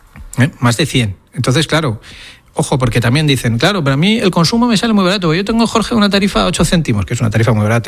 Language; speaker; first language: Spanish; native; Spanish